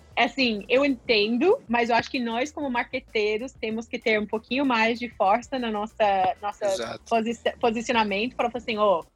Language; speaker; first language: Portuguese; non-native, fluent; English